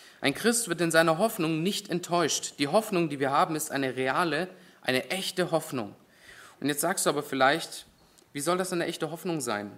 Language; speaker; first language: German; native; German